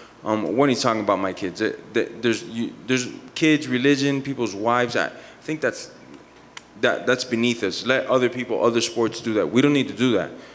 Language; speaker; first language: English; native; English